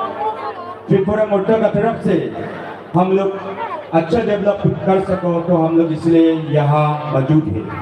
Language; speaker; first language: Hindi; non-native, local second language; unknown